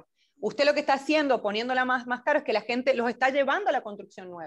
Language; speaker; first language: Spanish; native; Spanish